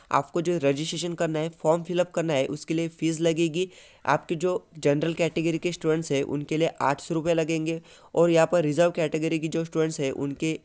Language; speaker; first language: Hindi; non-native, local second language; Marathi